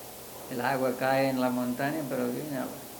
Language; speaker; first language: Spanish; non-native, fluent; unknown